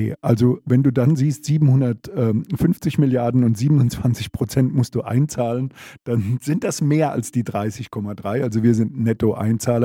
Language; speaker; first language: German; native; German